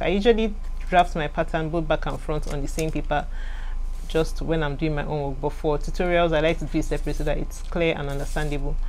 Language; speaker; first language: English; non-native, local second language; Igbo